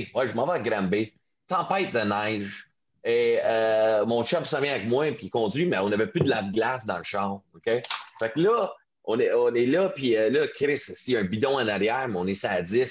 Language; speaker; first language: French; non-native, local second language; English